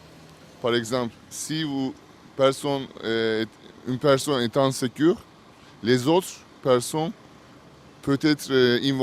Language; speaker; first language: French; non-native, learner; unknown